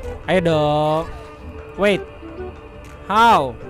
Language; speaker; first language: English; non-native, learner; Indonesian